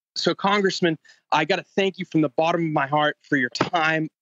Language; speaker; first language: English; native; English